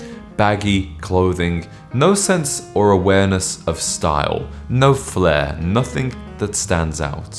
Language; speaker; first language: English; native; English